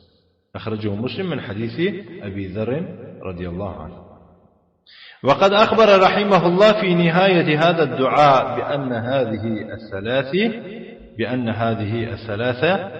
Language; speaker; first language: Arabic; non-native, fluent; Tajik